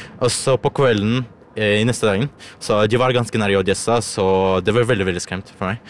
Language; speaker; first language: Norwegian; non-native, learner; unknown